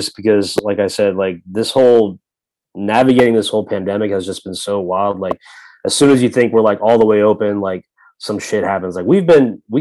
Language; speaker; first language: English; native; English